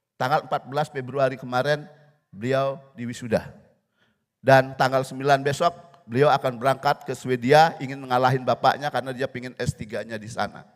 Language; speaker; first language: Indonesian; non-native, local second language; Balinese